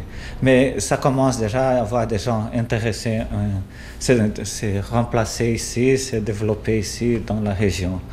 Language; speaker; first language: French; non-native, fluent; Portuguese